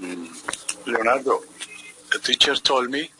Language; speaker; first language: English; non-native, learner; Spanish